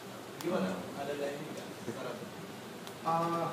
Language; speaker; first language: Indonesian; native; Indonesian